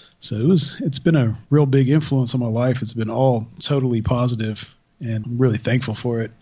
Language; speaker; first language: English; native; English